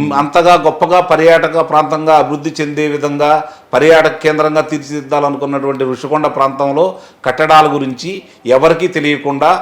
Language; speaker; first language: Telugu; native; Telugu